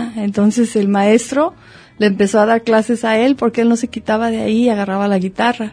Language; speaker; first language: Spanish; native; Spanish